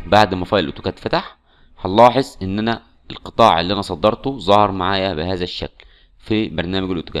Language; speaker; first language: Arabic; native; Arabic